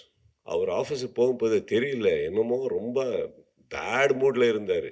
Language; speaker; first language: Tamil; non-native, learner; Kannada